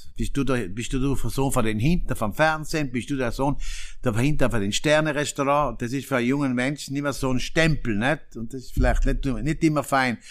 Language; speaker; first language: German; native; German